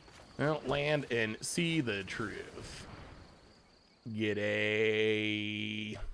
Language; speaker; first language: English; native; English